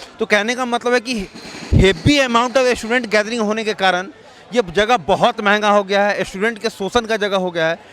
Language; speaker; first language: Hindi; native; Hindi